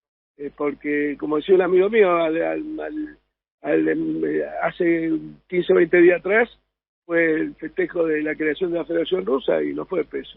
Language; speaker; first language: Spanish; native; Spanish